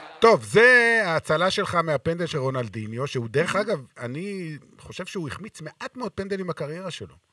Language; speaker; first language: Hebrew; native; Hebrew